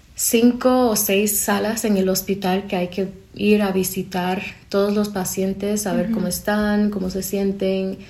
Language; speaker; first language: Spanish; non-native, fluent; English